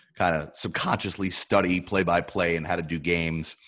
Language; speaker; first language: English; native; English